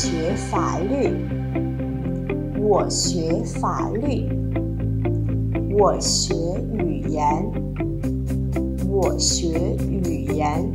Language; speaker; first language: Chinese; non-native, fluent; Vietnamese